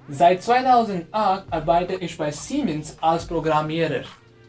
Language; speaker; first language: German; non-native, fluent; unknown